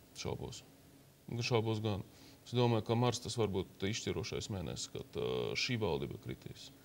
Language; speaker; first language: Latvian; non-native, local second language; Russian